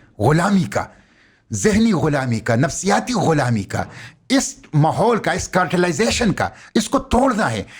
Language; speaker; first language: Urdu; non-native, local second language; Pashto